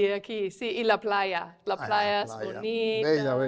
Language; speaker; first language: Spanish; non-native, fluent; English